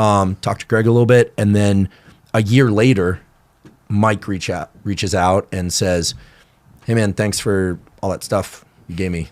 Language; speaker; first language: English; native; English